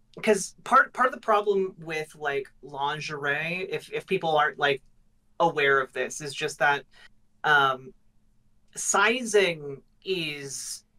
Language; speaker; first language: English; native; English